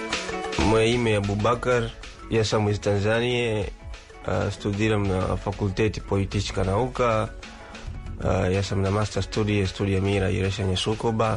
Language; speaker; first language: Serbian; non-native, fluent; Swahili